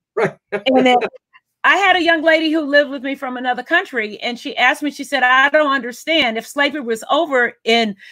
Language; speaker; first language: English; native; English